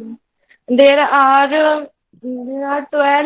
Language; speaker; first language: English; non-native, learner; Hindi